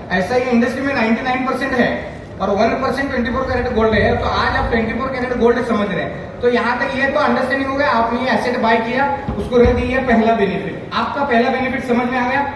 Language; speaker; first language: Hindi; non-native, local second language; Marathi